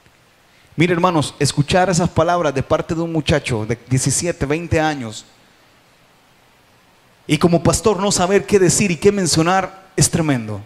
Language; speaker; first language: Spanish; native; Spanish